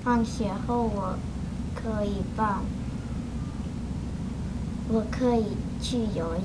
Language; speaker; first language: Chinese; non-native, learner; English